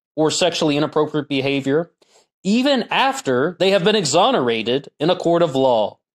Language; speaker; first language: English; native; English